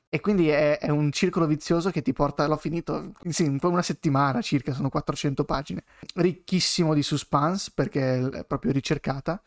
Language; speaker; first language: Italian; native; Italian